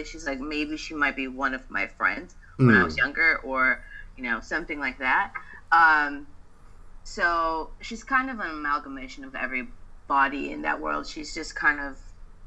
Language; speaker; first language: English; native; English